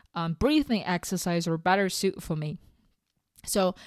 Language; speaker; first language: English; non-native, fluent; Chinese